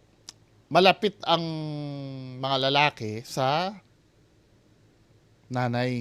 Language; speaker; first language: Filipino; native; Filipino